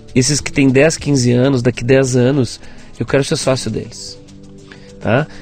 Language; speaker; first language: Portuguese; native; Portuguese